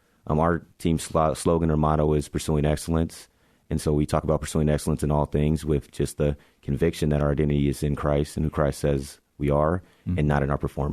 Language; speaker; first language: English; native; English